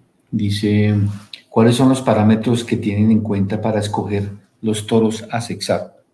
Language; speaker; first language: Spanish; native; Spanish